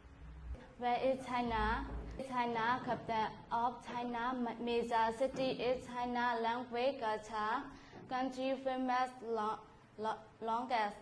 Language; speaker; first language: English; non-native, learner; Mon